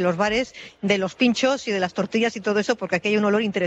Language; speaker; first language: Spanish; native; Spanish